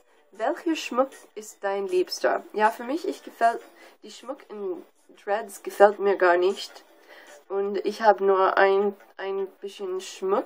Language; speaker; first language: German; non-native, learner; English